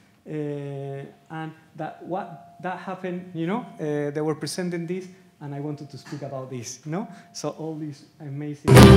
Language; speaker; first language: English; non-native, fluent; Spanish